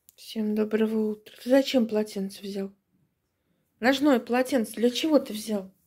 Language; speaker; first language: Russian; native; Russian